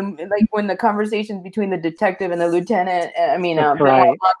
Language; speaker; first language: English; early bilingual, other home language; Spanish